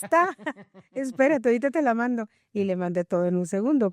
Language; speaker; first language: Spanish; native; Spanish